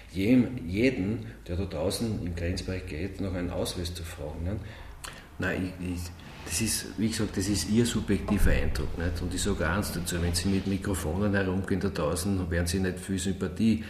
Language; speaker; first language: German; native; German